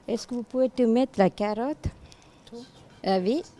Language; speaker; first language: French; non-native, learner; Tamil